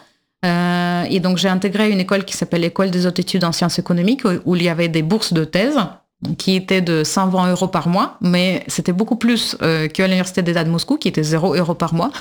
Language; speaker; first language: French; non-native, fluent; Russian